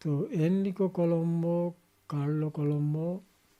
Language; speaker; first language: Japanese; non-native, fluent; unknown